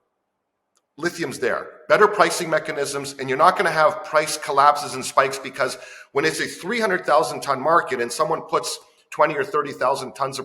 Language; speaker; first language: English; native; English